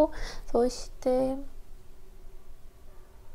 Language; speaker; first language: Japanese; non-native, learner; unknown